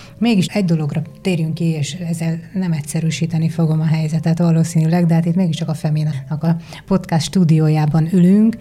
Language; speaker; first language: Hungarian; native; Hungarian